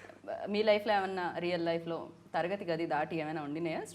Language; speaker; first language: Telugu; native; Telugu